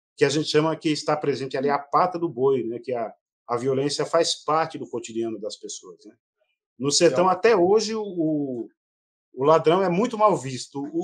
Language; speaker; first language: Portuguese; native; Portuguese